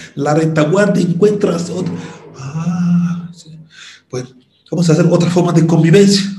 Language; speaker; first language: Spanish; non-native, fluent; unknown